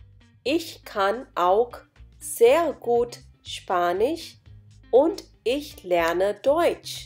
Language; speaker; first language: German; non-native, fluent; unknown